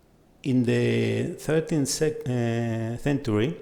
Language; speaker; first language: English; non-native, fluent; Spanish